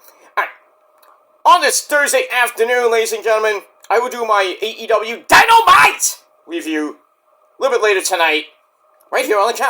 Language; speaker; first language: English; native; English